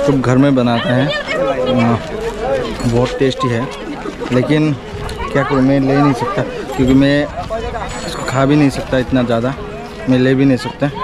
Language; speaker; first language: Hindi; non-native, local second language; Assamese